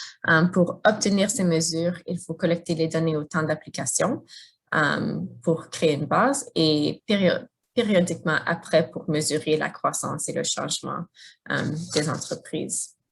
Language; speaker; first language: French; non-native, fluent; English